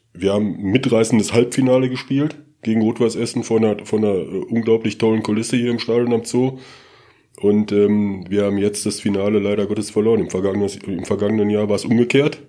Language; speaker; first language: German; native; German